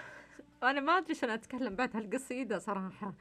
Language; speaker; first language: Arabic; native; Arabic